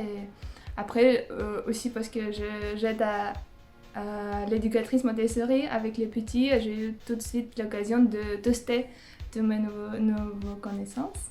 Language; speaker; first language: French; non-native, fluent; Russian